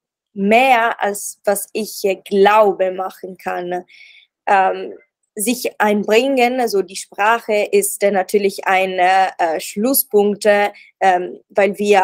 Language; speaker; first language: German; non-native, learner; Italian